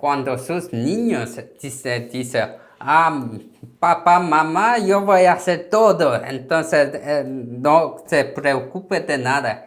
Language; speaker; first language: Spanish; non-native, learner; Korean